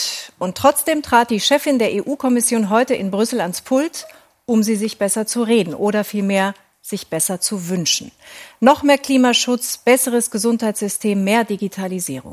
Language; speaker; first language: German; native; German